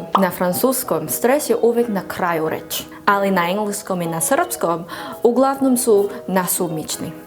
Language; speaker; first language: Croatian; non-native, learner; English